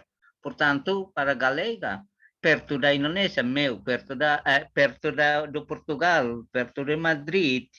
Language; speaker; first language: Portuguese; non-native, learner; Tetum